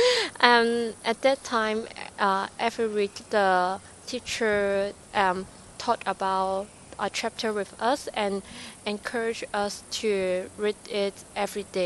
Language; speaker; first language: English; non-native, learner; Cantonese